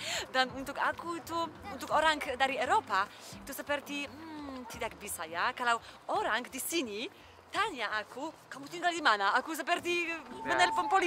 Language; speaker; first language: Indonesian; non-native, learner; Polish